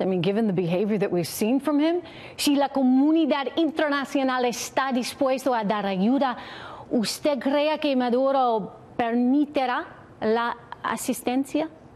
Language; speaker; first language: Spanish; non-native, learner; English